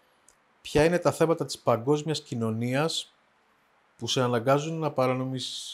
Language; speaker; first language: Greek; native; Greek